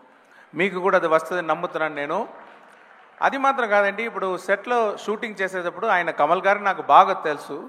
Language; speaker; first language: Telugu; non-native, local second language; Tamil